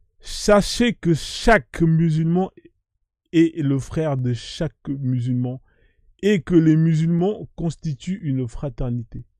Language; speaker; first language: French; native; French